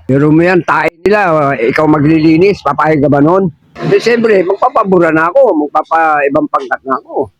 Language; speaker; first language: Filipino; native; Filipino